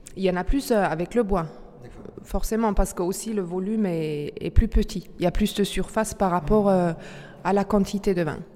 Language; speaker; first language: French; non-native, local second language; Swiss German